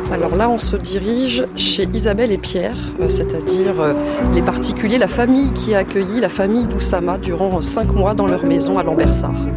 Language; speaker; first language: French; native; French